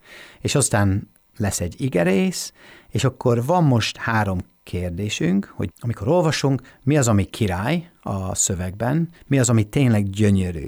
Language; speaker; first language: Hungarian; non-native, fluent; English